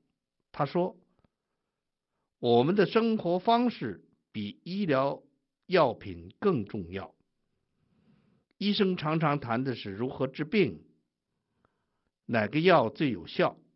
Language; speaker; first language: Chinese; native; Chinese